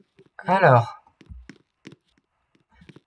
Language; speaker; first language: French; native; French